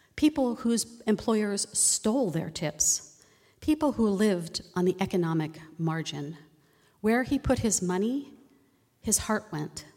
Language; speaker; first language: English; native; English